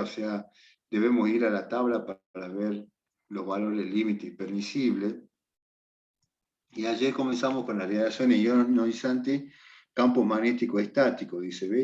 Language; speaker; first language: Spanish; native; Spanish